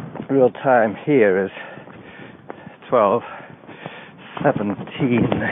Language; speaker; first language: English; native; English